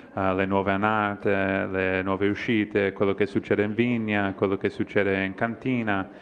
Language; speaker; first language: Italian; non-native, fluent; English